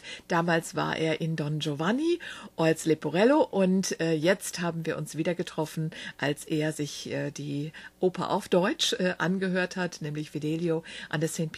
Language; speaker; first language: German; native; German